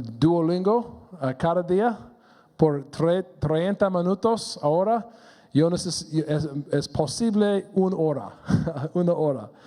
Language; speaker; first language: Spanish; non-native, learner; English